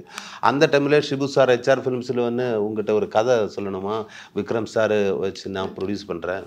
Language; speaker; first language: Tamil; non-native, learner; Malayalam